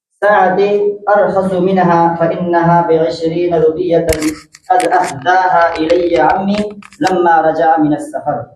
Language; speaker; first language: Arabic; non-native, learner; Urdu